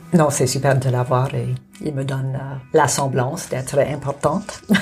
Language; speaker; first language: French; non-native, local second language; English